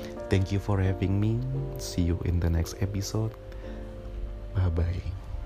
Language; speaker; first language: English; non-native, learner; Indonesian